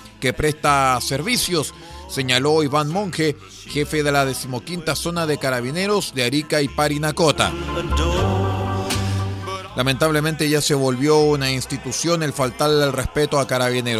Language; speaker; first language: Spanish; native; Spanish